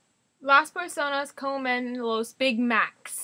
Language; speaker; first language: Spanish; non-native, learner; English